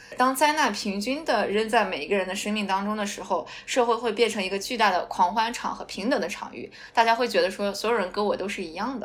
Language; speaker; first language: Chinese; non-native, local second language; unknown